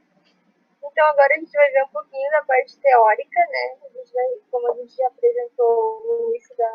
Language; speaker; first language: Portuguese; native; Portuguese